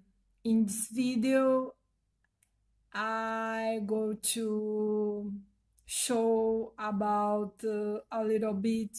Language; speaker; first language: English; non-native, learner; Portuguese